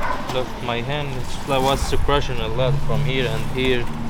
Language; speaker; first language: English; non-native, learner; Arabic